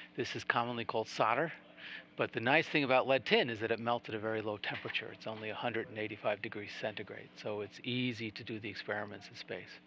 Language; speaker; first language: English; native; English